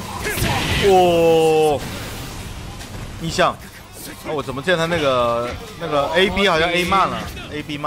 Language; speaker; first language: Chinese; native; Chinese